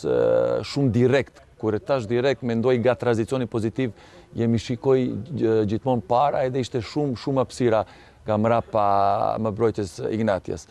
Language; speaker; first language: Albanian; non-native, learner; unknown